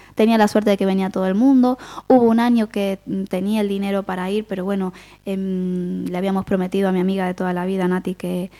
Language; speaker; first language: Spanish; native; Spanish